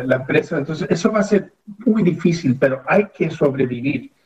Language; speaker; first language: Spanish; early bilingual, heritage; Spanish